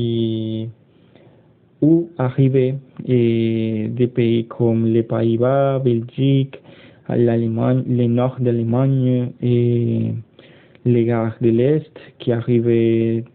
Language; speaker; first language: French; non-native, learner; Spanish